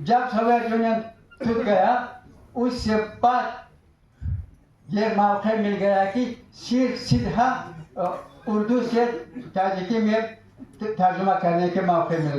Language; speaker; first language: Hindi; non-native, fluent; Tajik